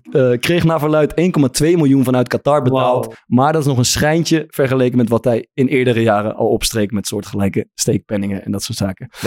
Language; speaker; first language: Dutch; native; Dutch